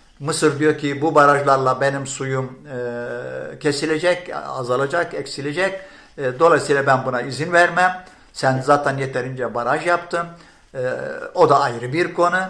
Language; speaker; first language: Turkish; non-native, fluent; Arabic